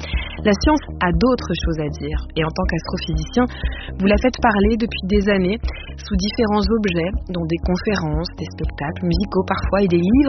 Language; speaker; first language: French; native; French